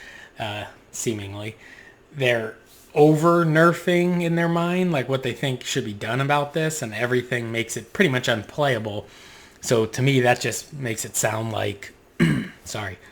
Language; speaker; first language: English; native; English